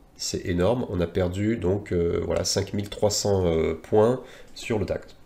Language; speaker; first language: French; native; French